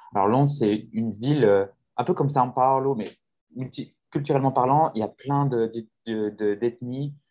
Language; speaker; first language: French; native; French